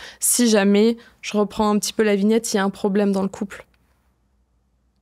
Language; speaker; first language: French; native; French